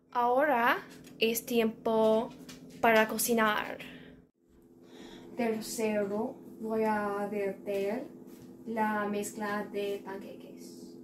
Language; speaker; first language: Spanish; non-native, learner; English